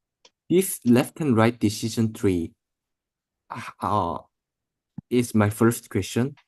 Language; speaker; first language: English; non-native, learner; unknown